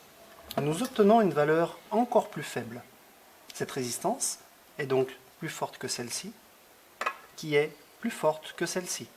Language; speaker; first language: French; native; French